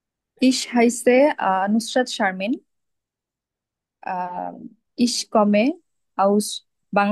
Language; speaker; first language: German; non-native, learner; Bangla